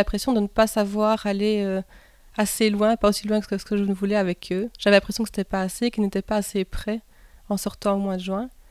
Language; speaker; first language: French; native; French